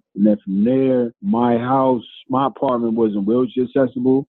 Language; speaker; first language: English; non-native, fluent; Spanish